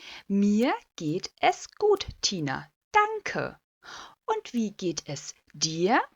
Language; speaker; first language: German; non-native, fluent; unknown